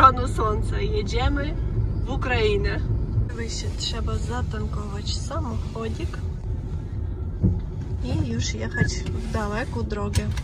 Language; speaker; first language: Polish; non-native, learner; Ukrainian